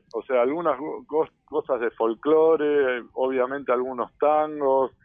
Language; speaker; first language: Spanish; native; Spanish